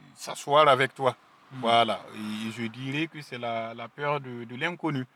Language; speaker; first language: French; non-native, local second language; Mossi